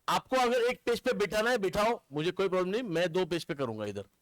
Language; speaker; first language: Hindi; non-native, local second language; Marathi